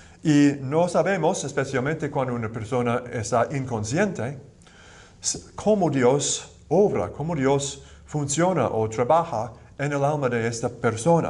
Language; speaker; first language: Spanish; non-native, fluent; English